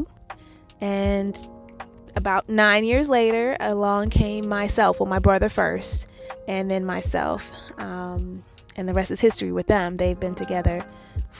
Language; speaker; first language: English; native; English